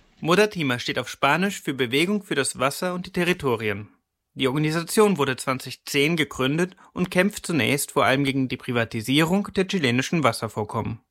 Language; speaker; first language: German; native; German